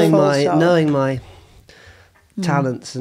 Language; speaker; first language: English; native; English